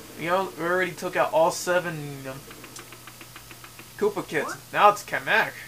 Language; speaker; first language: English; native; English